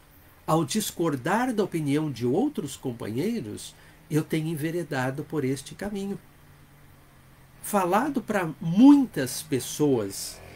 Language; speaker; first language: Portuguese; native; Portuguese